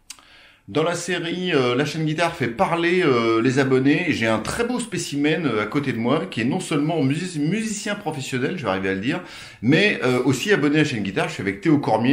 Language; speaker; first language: French; native; French